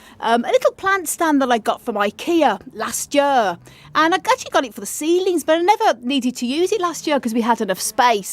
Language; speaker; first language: English; native; English